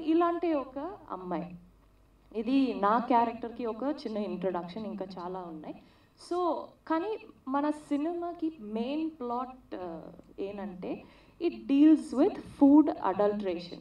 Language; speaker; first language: Telugu; non-native, learner; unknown